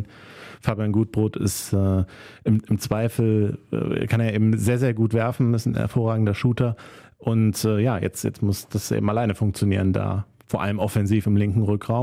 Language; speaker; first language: German; native; German